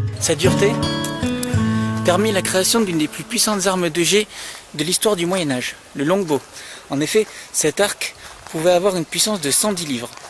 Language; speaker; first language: French; native; French